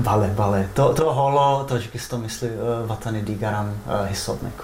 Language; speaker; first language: Persian; non-native, fluent; Czech